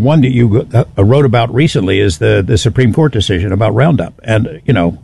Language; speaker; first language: English; native; English